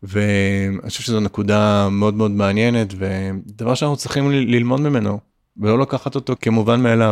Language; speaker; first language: Hebrew; native; Hebrew